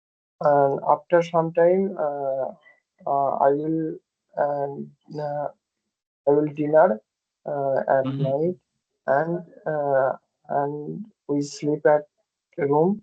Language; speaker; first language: English; non-native, learner; Bangla